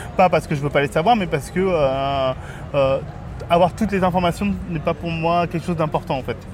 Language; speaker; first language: French; native; French